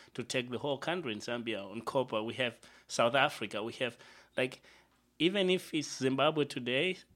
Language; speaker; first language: English; non-native, local second language; Shona